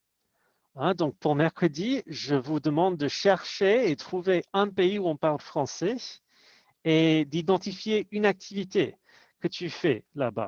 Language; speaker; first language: French; non-native, fluent; English